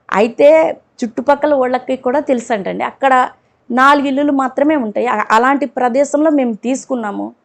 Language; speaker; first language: Telugu; non-native, local second language; Urdu